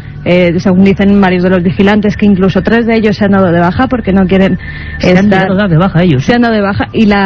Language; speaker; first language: Spanish; native; Spanish